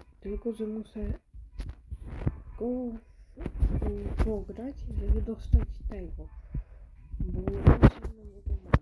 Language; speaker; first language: Polish; early bilingual, other home language; Ukrainian